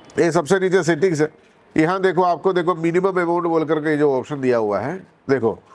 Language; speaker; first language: Hindi; non-native, local second language; Malayalam